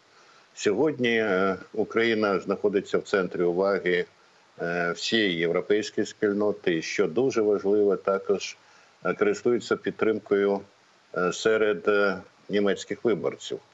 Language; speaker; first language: Ukrainian; native; Ukrainian